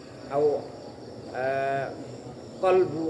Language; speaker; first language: Arabic; non-native, fluent; Indonesian